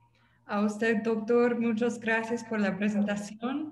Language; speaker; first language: Spanish; non-native, fluent; English